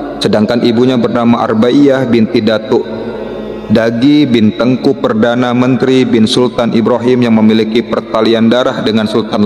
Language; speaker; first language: Indonesian; native; Indonesian